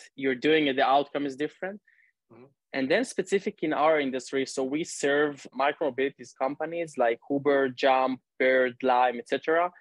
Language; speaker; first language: English; non-native, fluent; Hebrew